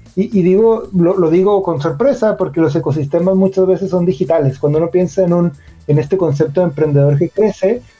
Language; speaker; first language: Spanish; native; Spanish